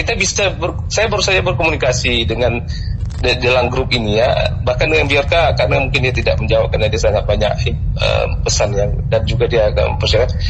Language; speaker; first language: Indonesian; non-native, local second language; Achinese